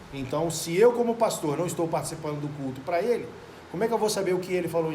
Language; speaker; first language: Portuguese; native; Portuguese